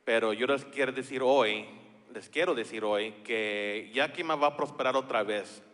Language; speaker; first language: Spanish; early bilingual, heritage; Spanish